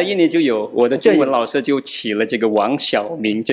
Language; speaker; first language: Chinese; non-native, fluent; Indonesian